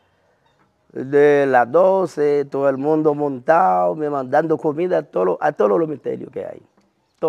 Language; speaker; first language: Spanish; non-native, learner; Haitian Creole